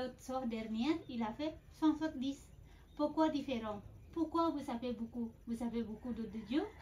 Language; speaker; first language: French; non-native, fluent; Balinese